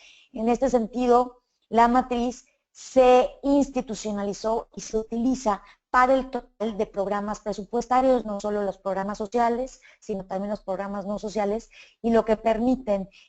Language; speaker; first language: Spanish; native; Spanish